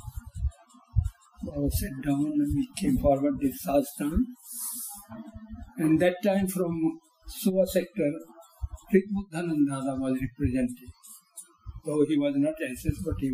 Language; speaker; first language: English; non-native, local second language; Hindi